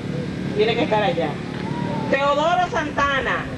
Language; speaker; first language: Spanish; native; Spanish